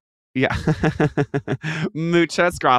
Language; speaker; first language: Spanish; non-native, learner; English